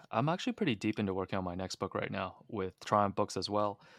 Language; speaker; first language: English; early bilingual, other home language; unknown